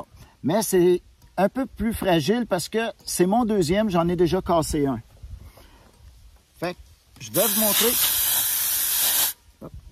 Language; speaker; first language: French; native; French